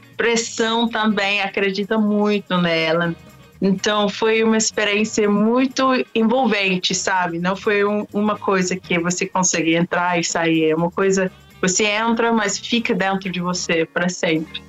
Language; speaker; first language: Portuguese; non-native, fluent; English